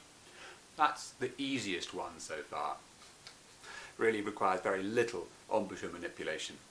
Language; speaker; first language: English; native; English